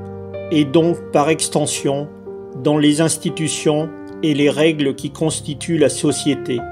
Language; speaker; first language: French; native; French